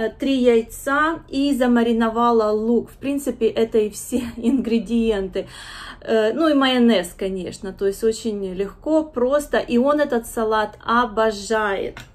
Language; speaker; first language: Russian; native; Russian